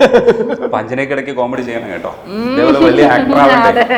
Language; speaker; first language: Malayalam; native; Malayalam